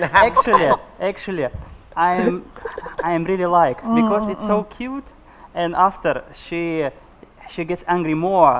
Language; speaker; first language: English; non-native, learner; Russian